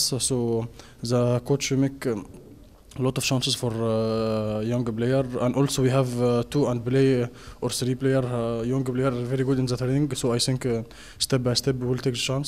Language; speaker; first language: English; non-native, learner; Arabic